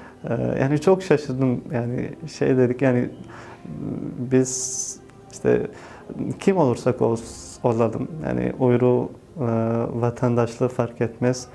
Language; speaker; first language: Turkish; non-native, fluent; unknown